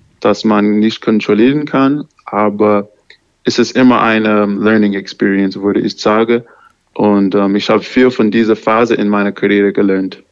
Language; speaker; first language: German; non-native, learner; English